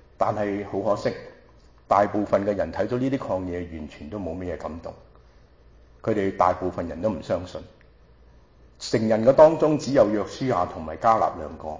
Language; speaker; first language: Cantonese; non-native, local second language; Wu Chinese